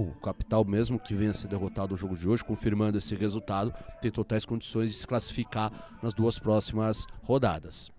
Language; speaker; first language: Portuguese; native; Portuguese